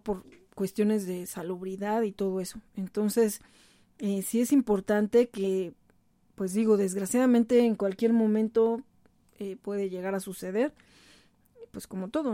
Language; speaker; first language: Spanish; native; Spanish